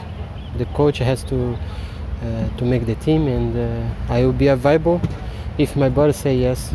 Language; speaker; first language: English; non-native, learner; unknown